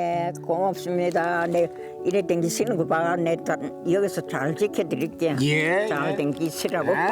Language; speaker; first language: Korean; native; Korean